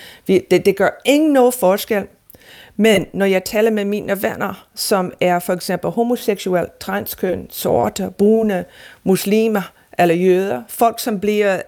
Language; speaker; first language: Danish; non-native, fluent; English